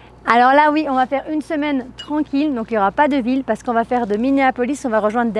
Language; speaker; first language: French; native; French